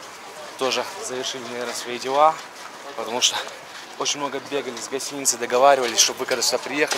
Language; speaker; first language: Russian; native; Russian